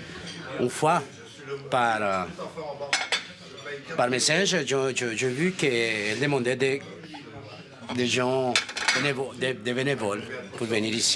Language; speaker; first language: French; non-native, fluent; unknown